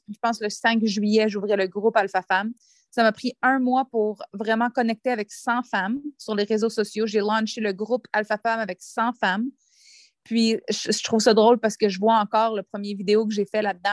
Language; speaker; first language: French; native; French